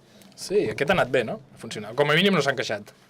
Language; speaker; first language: Catalan; non-native, fluent; English